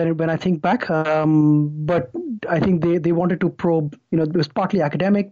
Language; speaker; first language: English; non-native, local second language; Bangla